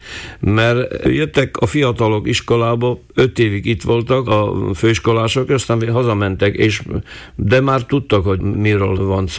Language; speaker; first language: Hungarian; non-native, local second language; Slovak